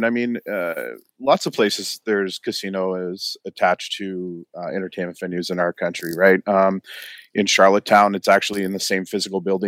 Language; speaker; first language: English; native; English